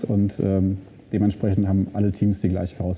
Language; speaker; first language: German; native; German